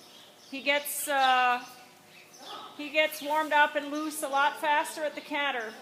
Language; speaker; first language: English; native; English